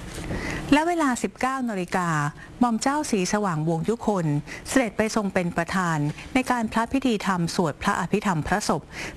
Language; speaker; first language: Thai; native; Thai